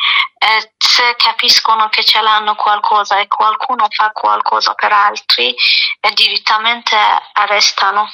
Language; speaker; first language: Italian; non-native, learner; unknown